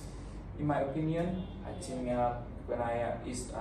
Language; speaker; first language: English; non-native, learner; Vietnamese